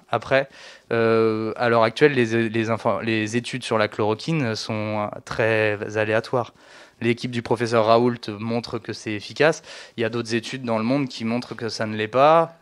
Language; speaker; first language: French; native; French